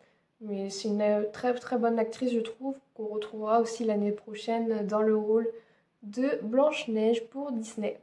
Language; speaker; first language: French; native; French